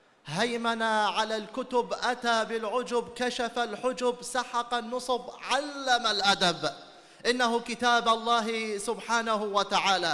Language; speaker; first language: Arabic; native; Arabic